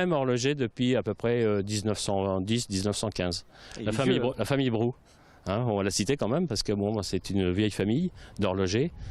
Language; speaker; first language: French; native; French